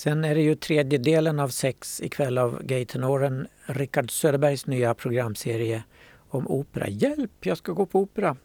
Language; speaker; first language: Swedish; native; Swedish